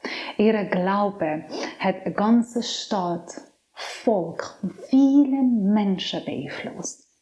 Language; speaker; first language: German; non-native, fluent; Persian